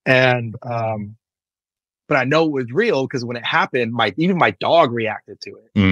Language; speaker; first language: English; native; English